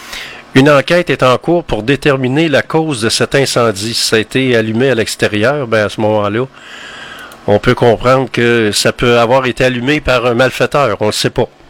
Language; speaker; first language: French; native; French